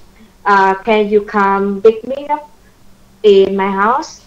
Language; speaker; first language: English; non-native, learner; Vietnamese